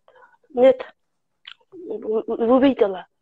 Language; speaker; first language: Russian; non-native, local second language; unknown